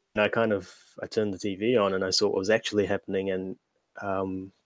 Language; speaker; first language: English; native; English